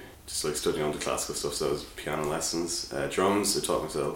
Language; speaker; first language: English; native; English